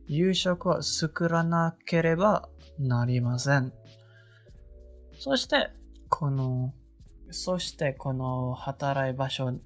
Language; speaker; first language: Japanese; non-native, learner; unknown